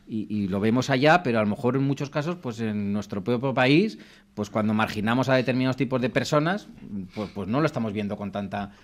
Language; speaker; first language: Spanish; native; Spanish